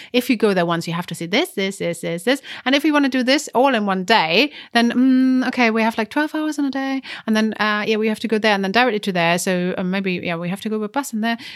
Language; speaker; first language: English; non-native, fluent; German